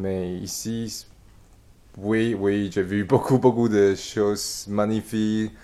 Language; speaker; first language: French; non-native, learner; Chinese